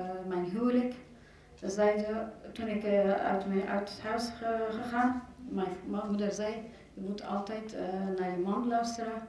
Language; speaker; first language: Dutch; non-native, learner; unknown